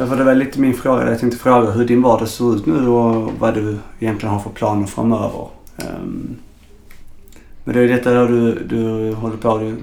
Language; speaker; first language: Swedish; native; Swedish